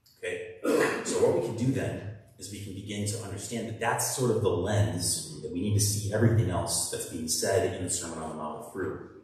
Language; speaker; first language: English; native; English